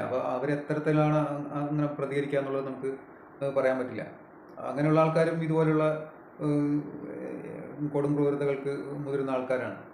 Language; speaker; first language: Malayalam; native; Malayalam